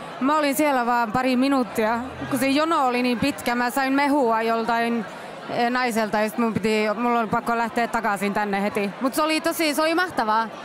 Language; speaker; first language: Finnish; early bilingual, heritage; Finnish